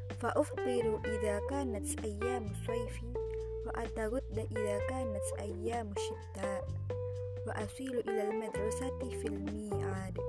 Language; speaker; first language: Arabic; non-native, learner; Indonesian